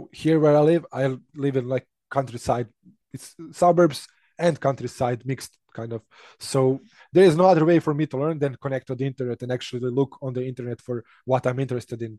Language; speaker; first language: English; non-native, fluent; Serbian